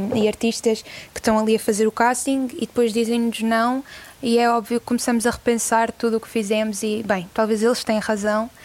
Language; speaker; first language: Portuguese; native; Portuguese